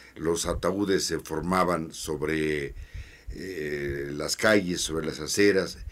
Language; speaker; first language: Spanish; native; Spanish